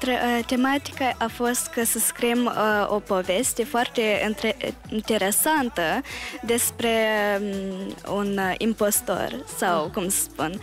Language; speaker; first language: Romanian; early bilingual, heritage; Romanian